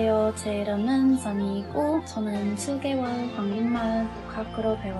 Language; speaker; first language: Korean; non-native, learner; English